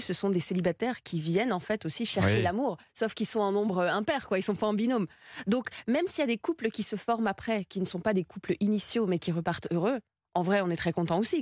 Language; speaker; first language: French; native; French